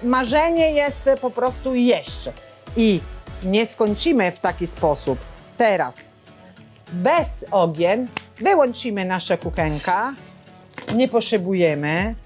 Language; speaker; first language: Polish; non-native, learner; Italian